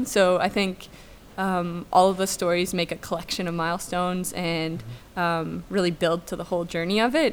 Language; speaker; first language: English; native; English